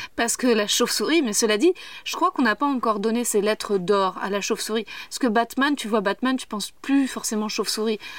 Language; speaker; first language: French; native; French